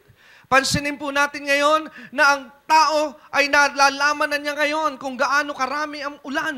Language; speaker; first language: Filipino; native; Filipino